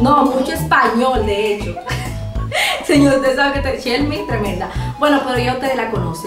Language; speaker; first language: Spanish; native; Spanish